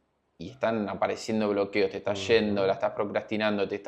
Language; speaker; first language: Spanish; native; Spanish